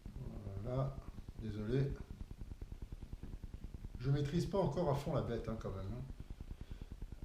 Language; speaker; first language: French; native; French